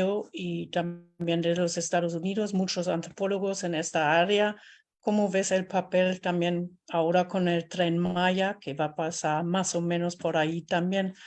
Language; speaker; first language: Spanish; non-native, fluent; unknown